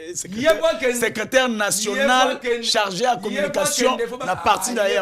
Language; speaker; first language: French; non-native, local second language; Lingala